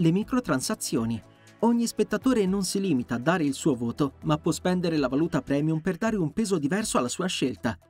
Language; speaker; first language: Italian; native; Italian